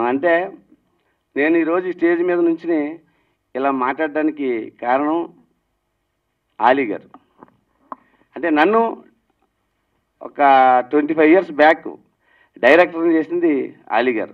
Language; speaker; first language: Telugu; native; Telugu